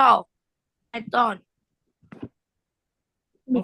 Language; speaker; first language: English; non-native, learner; Vietnamese